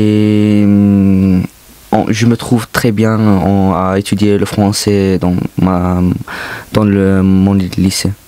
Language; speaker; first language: French; non-native, fluent; Arabic